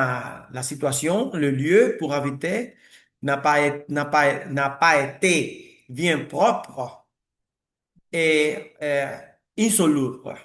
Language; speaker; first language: French; non-native, learner; Spanish